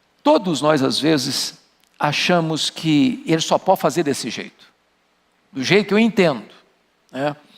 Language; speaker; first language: Portuguese; native; Portuguese